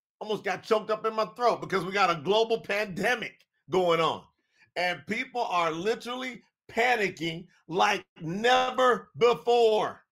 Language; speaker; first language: English; native; English